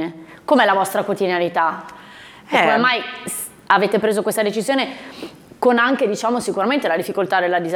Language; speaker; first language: Italian; native; Italian